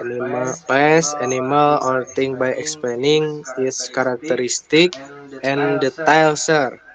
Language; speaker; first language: English; non-native, learner; Indonesian